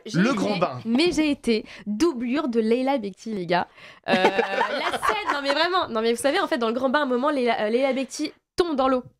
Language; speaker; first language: French; native; French